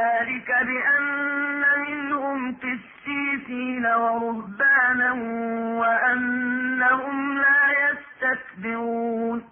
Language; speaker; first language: Arabic; native; Arabic